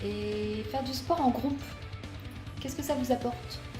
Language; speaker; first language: French; native; French